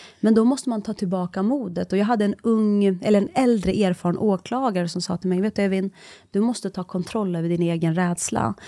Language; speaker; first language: Swedish; early bilingual, other home language; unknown